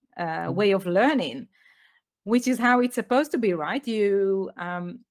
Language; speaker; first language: English; non-native, fluent; Hebrew